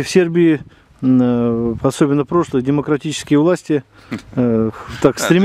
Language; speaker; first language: Russian; native; Russian